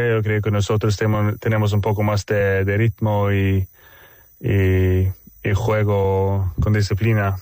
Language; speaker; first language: Spanish; non-native, fluent; Swedish